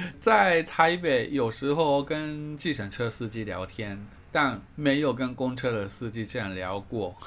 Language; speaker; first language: Chinese; non-native, fluent; Japanese